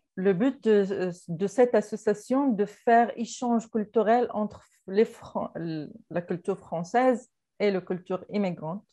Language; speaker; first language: French; non-native, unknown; Arabic